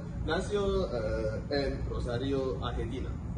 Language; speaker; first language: Spanish; non-native, learner; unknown